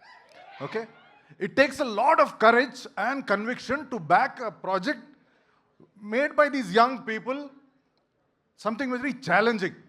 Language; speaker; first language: Telugu; native; Telugu